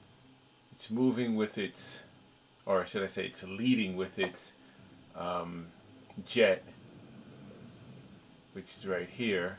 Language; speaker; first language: English; native; English